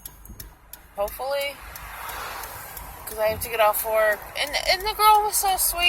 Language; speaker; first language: English; native; English